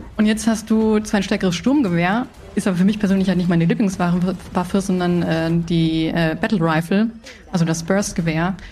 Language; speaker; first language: German; early bilingual, other home language; Spanish